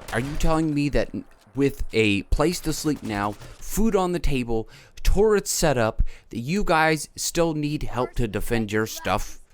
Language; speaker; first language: English; native; English